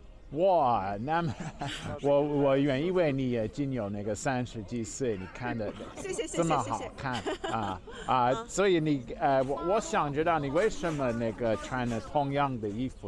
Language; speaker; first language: Chinese; non-native, learner; English